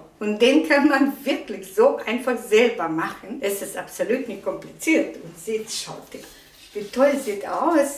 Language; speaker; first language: German; non-native, learner; Russian